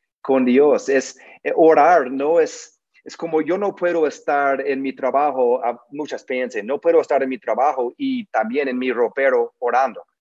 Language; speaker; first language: Spanish; non-native, learner; English